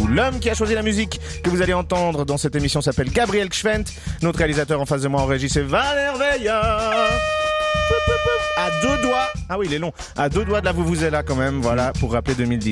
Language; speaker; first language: French; native; French